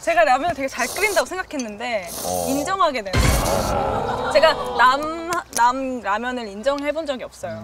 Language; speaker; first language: Korean; native; Korean